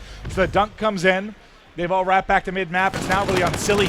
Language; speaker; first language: English; native; English